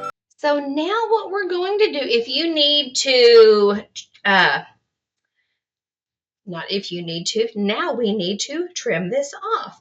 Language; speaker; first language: English; native; English